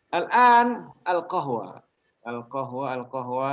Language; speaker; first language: Arabic; non-native, fluent; Indonesian